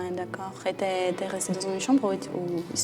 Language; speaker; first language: French; non-native, fluent; Portuguese